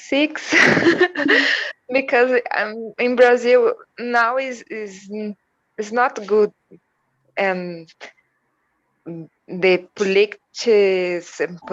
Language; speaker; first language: English; non-native, learner; Portuguese